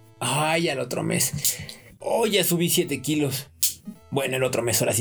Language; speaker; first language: Spanish; native; Spanish